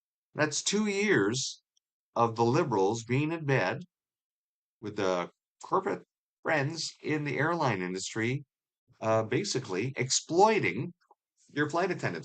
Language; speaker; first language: English; native; English